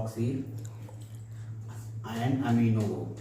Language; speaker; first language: English; non-native, local second language; Hindi